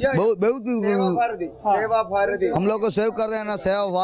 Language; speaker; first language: Hindi; non-native, local second language; Malayalam